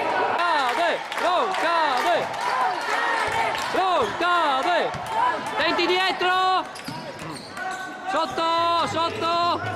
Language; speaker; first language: Italian; native; Italian